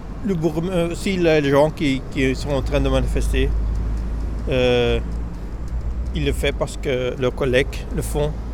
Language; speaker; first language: French; non-native, local second language; Dutch